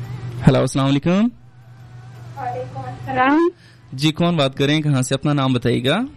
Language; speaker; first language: Hindi; non-native, local second language; Pashto